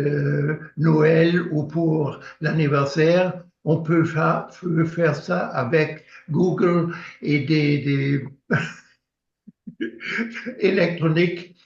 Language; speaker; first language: French; non-native, learner; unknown